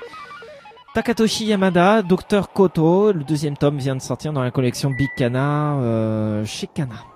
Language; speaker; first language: French; native; French